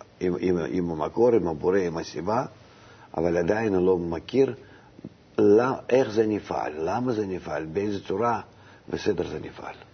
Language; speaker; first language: Hebrew; non-native, fluent; Russian